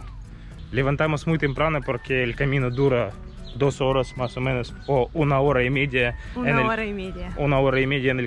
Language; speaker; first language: Spanish; non-native, learner; Russian